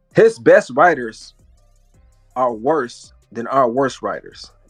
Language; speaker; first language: English; native; English